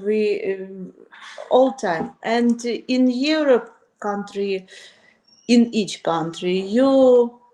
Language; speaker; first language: English; non-native, learner; Ukrainian